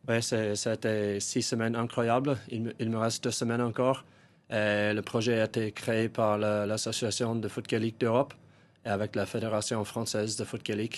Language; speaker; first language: French; non-native, fluent; English